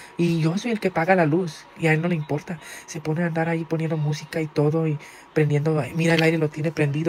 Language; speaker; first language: Spanish; early bilingual, heritage; Spanish